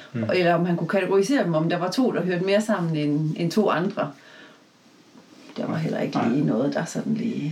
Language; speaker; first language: Danish; native; Danish